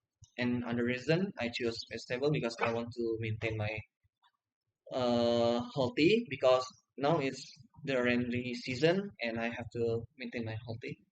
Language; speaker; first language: English; non-native, learner; Indonesian